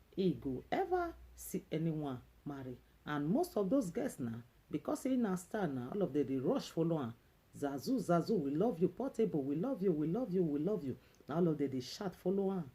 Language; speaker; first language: Nigerian Pidgin; native; Nigerian Pidgin